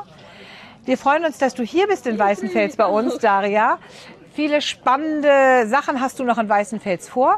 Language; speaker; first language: German; native; German